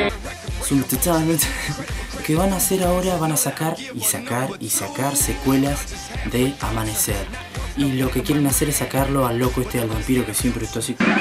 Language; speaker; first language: Spanish; native; Spanish